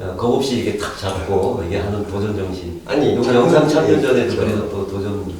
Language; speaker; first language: Korean; native; Korean